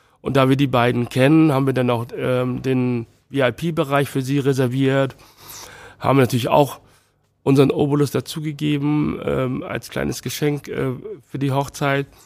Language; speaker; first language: German; early bilingual, other home language; Chinese